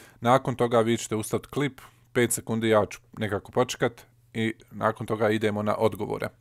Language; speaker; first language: Bosnian; early bilingual, heritage; Bosnian